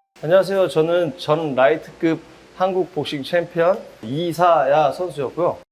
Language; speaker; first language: Korean; non-native, learner; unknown